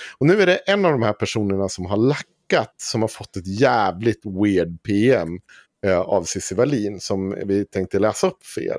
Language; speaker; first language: Swedish; native; Swedish